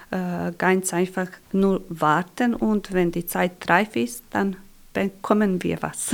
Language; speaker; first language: German; non-native, learner; Croatian